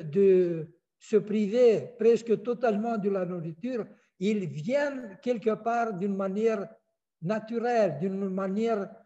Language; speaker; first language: French; non-native, fluent; Romanian